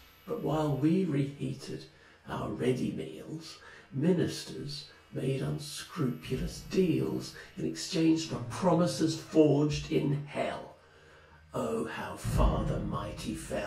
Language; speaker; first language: English; native; English